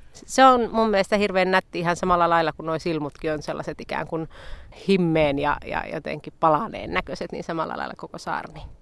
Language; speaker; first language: Finnish; native; Finnish